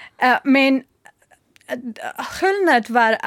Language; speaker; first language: Swedish; non-native, learner; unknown